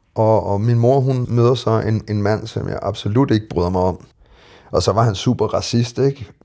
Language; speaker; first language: Danish; native; Danish